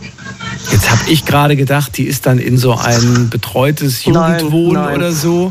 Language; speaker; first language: German; native; German